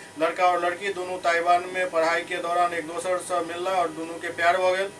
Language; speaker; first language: Hindi; non-native, local second language; Maithili